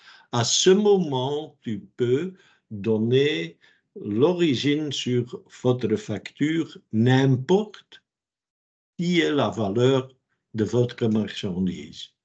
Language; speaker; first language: French; non-native, local second language; Dutch